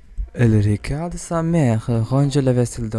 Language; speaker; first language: French; non-native, learner; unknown